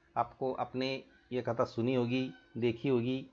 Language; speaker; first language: Hindi; non-native, local second language; Marathi